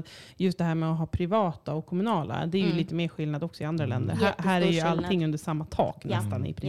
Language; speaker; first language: Swedish; native; Swedish